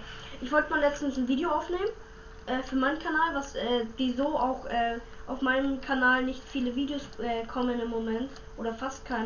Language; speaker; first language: German; native; German